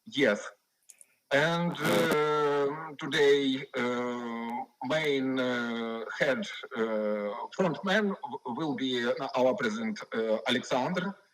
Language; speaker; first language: English; non-native, learner; Ukrainian